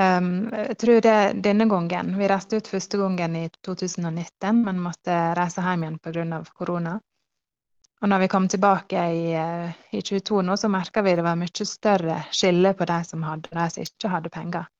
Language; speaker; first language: Norwegian; early bilingual, heritage; Norwegian